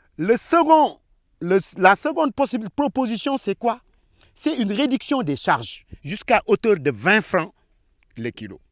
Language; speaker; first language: French; non-native, local second language; Wolof